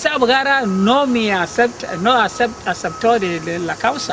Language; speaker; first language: Spanish; non-native, learner; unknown